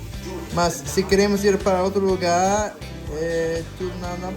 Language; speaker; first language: Portuguese; non-native, fluent; English